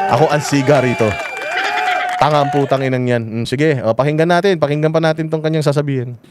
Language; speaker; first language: Filipino; native; Filipino